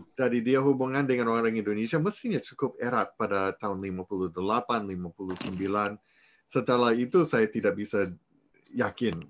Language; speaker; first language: Indonesian; non-native, fluent; English